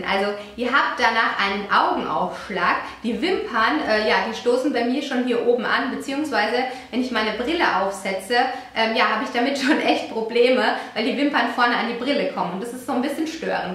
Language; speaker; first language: German; native; German